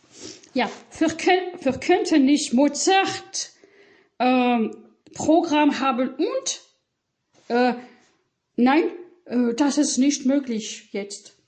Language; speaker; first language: German; non-native, learner; French